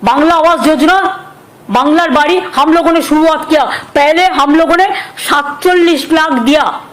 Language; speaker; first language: Hindi; non-native, local second language; Bangla